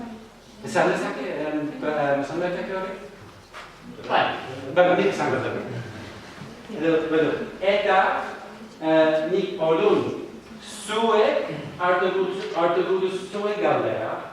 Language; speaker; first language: Basque; non-native, learner; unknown